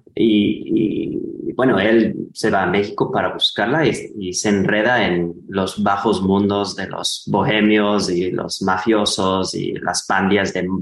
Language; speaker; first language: Spanish; non-native, fluent; English